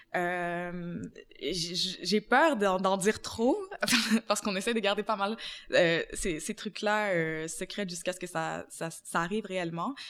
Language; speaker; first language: French; native; French